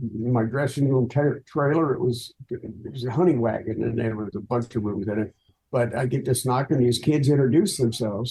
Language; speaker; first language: English; native; English